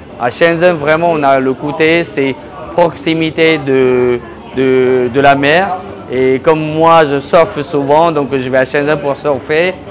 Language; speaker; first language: French; early bilingual, other home language; Chinese